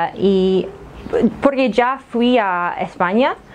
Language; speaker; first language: Spanish; non-native, fluent; English